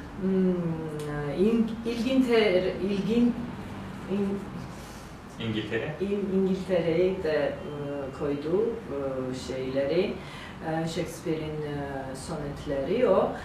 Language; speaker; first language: Turkish; non-native, learner; Georgian